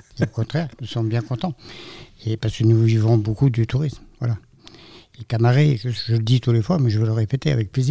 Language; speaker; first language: French; native; French